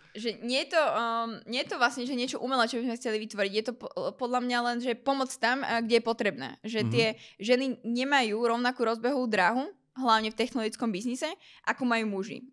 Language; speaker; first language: Slovak; native; Slovak